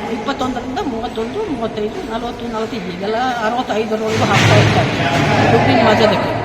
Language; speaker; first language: Kannada; non-native, local second language; Kodava